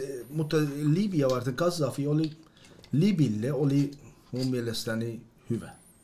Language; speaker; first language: Finnish; non-native, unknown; Persian